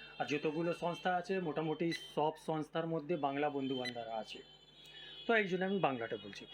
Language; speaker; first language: Bangla; non-native, local second language; Hindi